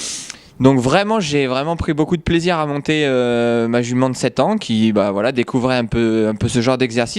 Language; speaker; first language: French; native; French